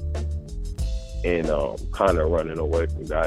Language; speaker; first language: English; native; English